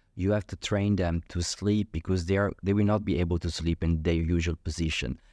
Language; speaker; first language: English; non-native, fluent; Italian